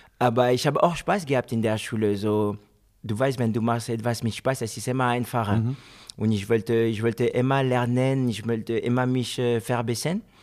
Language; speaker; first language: German; non-native, fluent; French